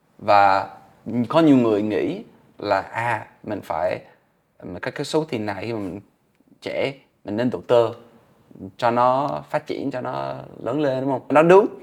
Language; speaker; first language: Vietnamese; non-native, fluent; English